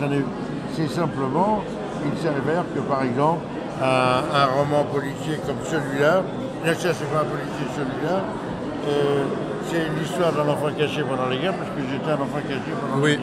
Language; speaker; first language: French; early bilingual, other home language; Yiddish